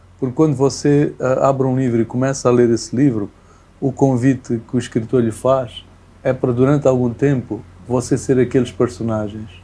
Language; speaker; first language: Portuguese; native; Portuguese